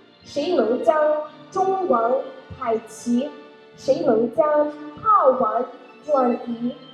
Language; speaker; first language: Chinese; non-native, learner; Russian